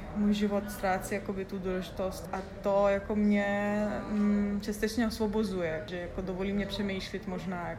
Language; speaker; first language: Czech; non-native, fluent; Lithuanian